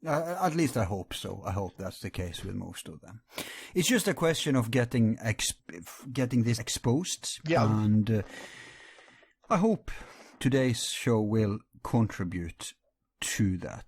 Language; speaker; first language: English; non-native, fluent; Norwegian